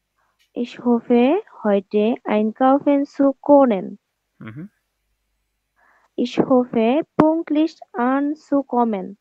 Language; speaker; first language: German; non-native, learner; Bangla